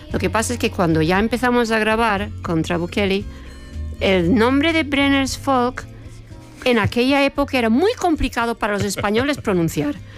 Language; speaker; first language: Spanish; early bilingual, other home language; English